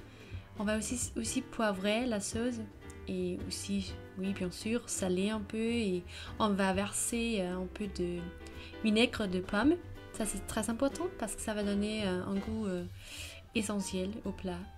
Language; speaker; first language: French; non-native, fluent; Danish